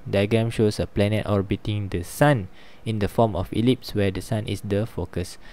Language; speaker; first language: English; non-native, local second language; Malay